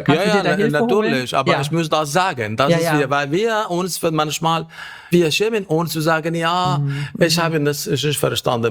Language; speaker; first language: German; non-native, fluent; Arabic